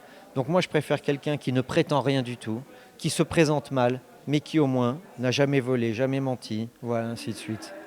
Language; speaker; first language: French; native; French